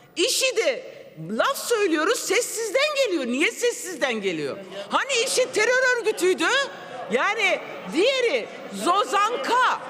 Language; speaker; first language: Turkish; non-native, local second language; Kurdish